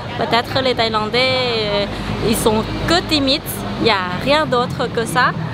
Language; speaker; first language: French; non-native, fluent; Thai